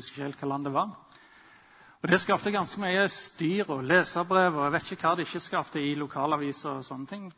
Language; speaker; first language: Norwegian; native; Norwegian